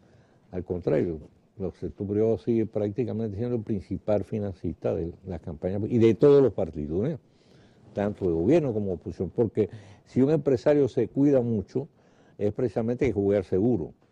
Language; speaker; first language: Spanish; native; Spanish